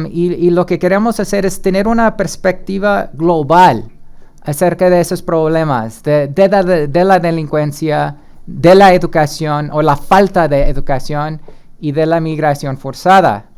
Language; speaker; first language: Spanish; early bilingual, heritage; Spanish